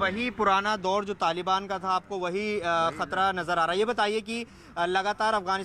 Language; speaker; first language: Hindi; native; Hindi